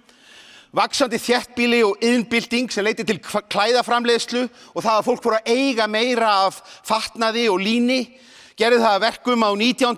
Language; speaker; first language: Icelandic; native; Icelandic